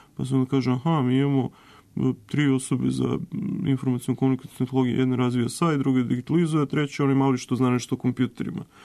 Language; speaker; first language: Serbian; native; Serbian